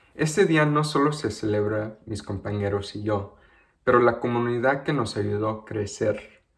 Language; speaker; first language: Spanish; early bilingual, other home language; English